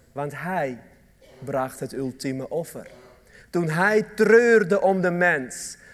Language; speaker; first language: Dutch; early bilingual, other home language; Armenian